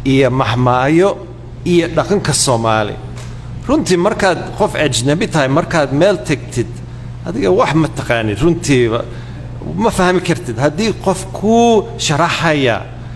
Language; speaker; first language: Somali; non-native, fluent; English